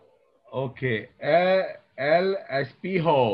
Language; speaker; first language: Spanish; non-native, learner; Hindi